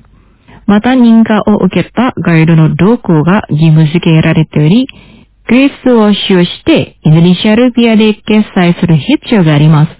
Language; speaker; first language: Japanese; non-native, fluent; Indonesian